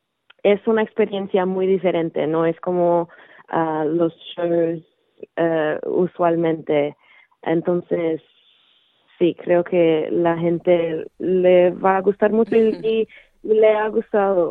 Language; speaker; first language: Spanish; early bilingual, heritage; Spanish